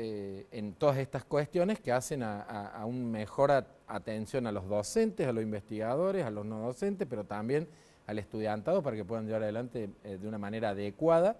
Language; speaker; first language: Spanish; native; Spanish